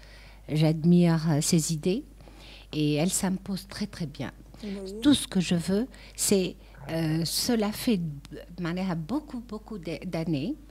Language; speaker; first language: French; non-native, local second language; Arabic